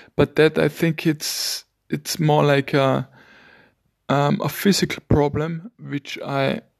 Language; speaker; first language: English; non-native, fluent; German